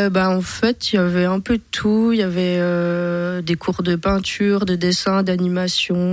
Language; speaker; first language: French; native; French